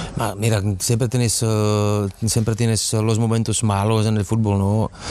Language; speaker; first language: Spanish; non-native, fluent; Czech